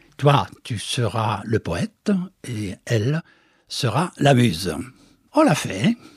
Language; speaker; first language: French; non-native, fluent; Norwegian